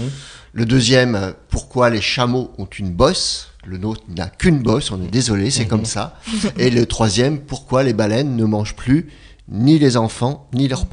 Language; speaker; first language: French; native; French